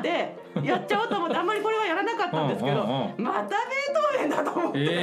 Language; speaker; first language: Japanese; native; Japanese